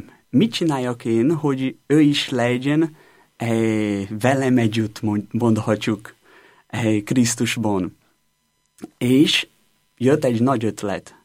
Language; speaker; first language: Hungarian; non-native, learner; Portuguese